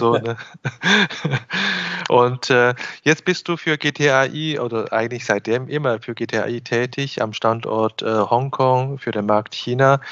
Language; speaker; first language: German; non-native, fluent; Chinese